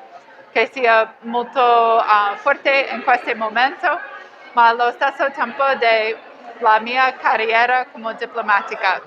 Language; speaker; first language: Italian; non-native, learner; English